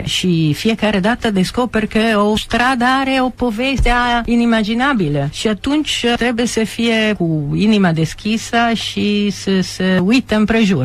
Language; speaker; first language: Romanian; non-native, fluent; Italian